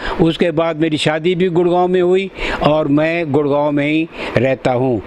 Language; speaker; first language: Hindi; early bilingual, other home language; Punjabi